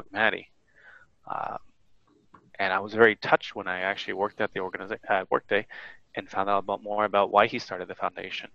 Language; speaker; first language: English; native; English